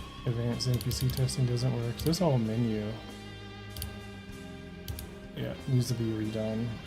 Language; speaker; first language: English; native; English